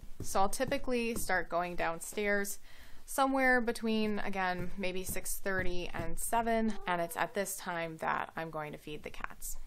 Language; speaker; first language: English; native; English